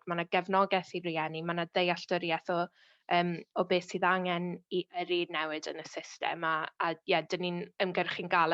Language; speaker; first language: Welsh; native; Welsh